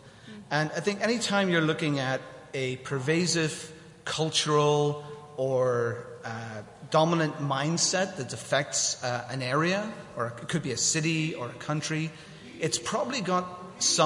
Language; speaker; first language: English; native; English